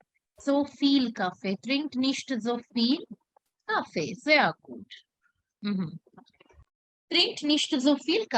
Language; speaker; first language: German; non-native, fluent; Hindi